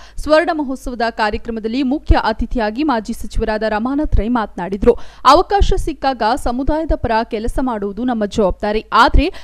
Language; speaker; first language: Kannada; native; Kannada